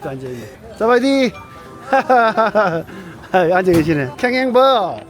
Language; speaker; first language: Korean; native; Korean